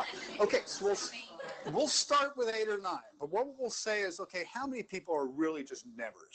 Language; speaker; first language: English; native; English